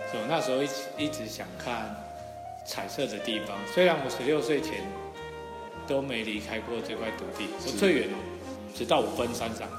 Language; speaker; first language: Chinese; non-native, local second language; Min Nan Chinese